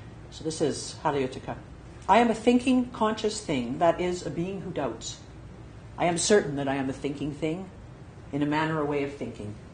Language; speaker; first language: English; native; English